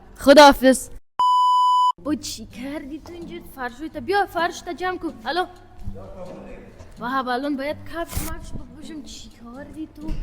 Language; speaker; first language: Persian; early bilingual, heritage; Persian